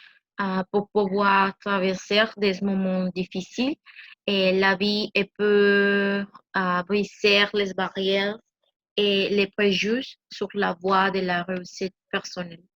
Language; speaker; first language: French; non-native, learner; Spanish